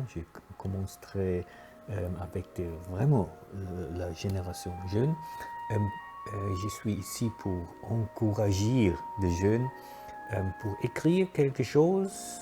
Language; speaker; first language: French; non-native, fluent; German